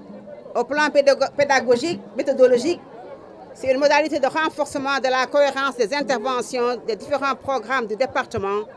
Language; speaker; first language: French; non-native, local second language; Wolof